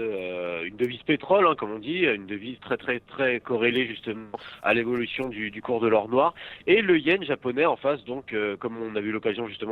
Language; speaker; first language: French; native; French